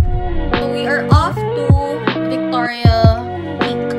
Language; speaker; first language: English; non-native, local second language; Cebuano